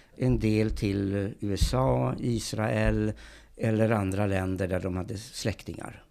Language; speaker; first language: Swedish; early bilingual, other home language; Hungarian